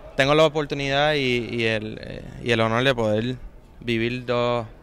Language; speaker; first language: Spanish; native; Spanish